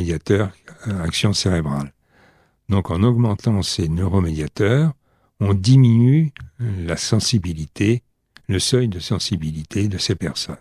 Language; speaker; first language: French; native; French